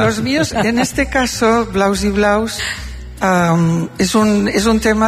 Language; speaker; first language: Spanish; non-native, local second language; Catalan